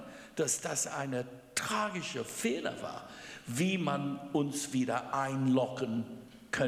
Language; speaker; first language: German; non-native, fluent; English